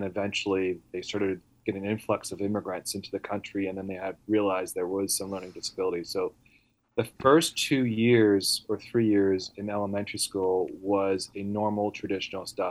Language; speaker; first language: English; early bilingual, other home language; Italian